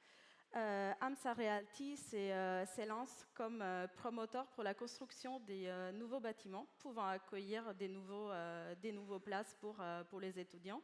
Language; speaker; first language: French; native; French